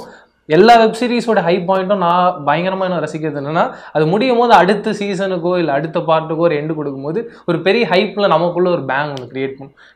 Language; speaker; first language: Tamil; native; Tamil